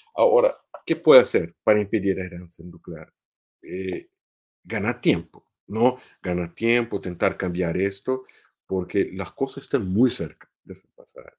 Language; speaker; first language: Spanish; non-native, fluent; Portuguese